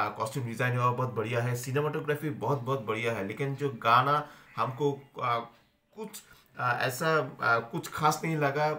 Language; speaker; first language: Hindi; non-native, local second language; Bangla